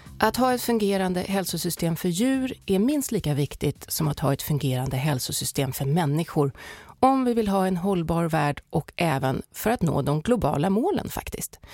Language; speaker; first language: Swedish; native; Swedish